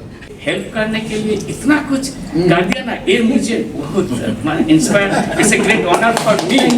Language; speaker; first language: Hindi; non-native, local second language; Bangla